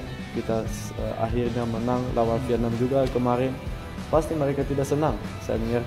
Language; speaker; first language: Indonesian; early bilingual, heritage; Dutch